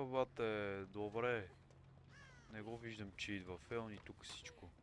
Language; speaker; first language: Bulgarian; native; Bulgarian